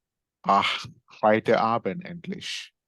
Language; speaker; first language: German; non-native, fluent; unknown